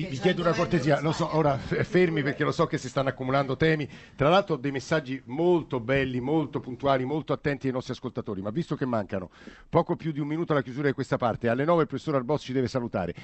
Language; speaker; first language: Italian; native; Italian